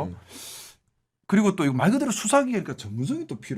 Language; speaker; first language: Korean; native; Korean